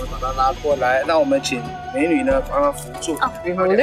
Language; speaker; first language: Chinese; native; Chinese